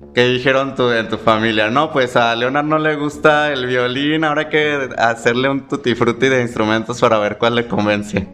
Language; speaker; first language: Spanish; native; Spanish